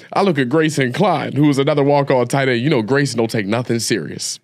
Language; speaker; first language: English; native; English